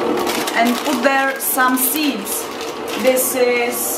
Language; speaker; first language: English; non-native, learner; Czech